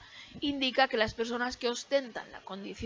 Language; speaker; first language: Spanish; native; Spanish